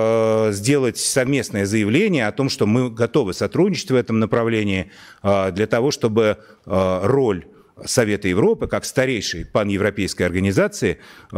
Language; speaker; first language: Russian; native; Russian